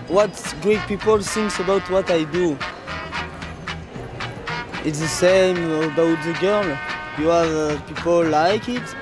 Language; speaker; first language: English; non-native, learner; French